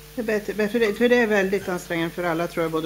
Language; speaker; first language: Swedish; native; Swedish